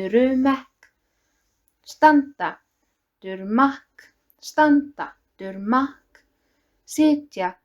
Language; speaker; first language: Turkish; non-native, learner; Icelandic